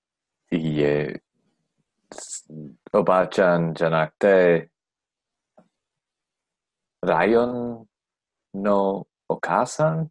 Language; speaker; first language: Japanese; non-native, learner; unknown